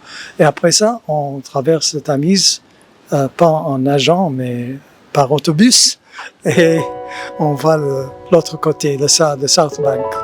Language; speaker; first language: French; early bilingual, heritage; English